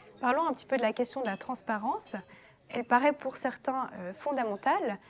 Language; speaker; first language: French; native; French